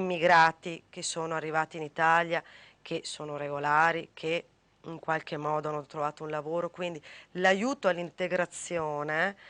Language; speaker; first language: Italian; native; Italian